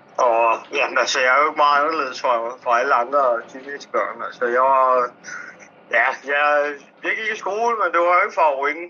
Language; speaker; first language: Danish; early bilingual, other home language; Turkish